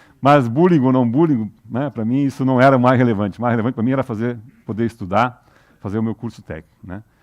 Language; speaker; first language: Portuguese; non-native, local second language; German